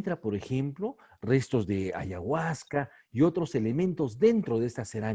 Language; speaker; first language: Spanish; native; Spanish